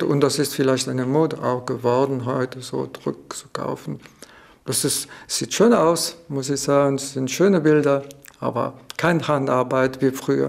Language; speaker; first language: German; non-native, fluent; French